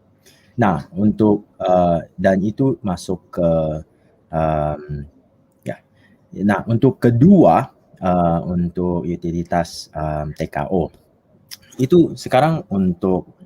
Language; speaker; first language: Indonesian; non-native, fluent; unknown